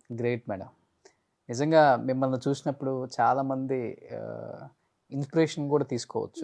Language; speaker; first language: Telugu; native; Telugu